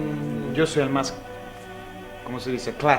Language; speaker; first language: Spanish; non-native, learner; Italian